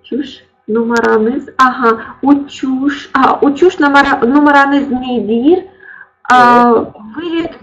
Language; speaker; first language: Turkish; non-native, learner; Russian